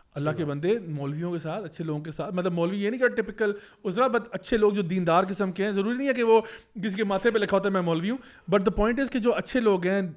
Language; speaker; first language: Urdu; native; Urdu